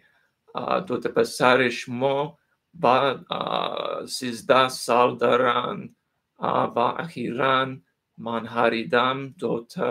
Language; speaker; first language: Persian; non-native, learner; English